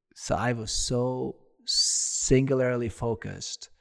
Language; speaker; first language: English; non-native, fluent; Norwegian